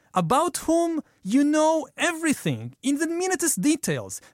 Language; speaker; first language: English; non-native, fluent; Hebrew